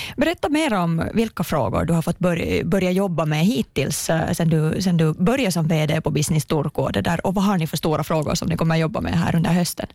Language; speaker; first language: Swedish; native; Swedish